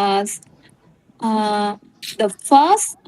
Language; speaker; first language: English; non-native, learner; Vietnamese